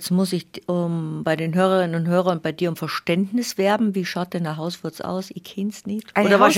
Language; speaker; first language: German; native; German